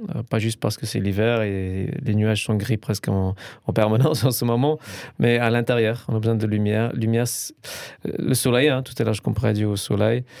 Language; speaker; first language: French; non-native, fluent; English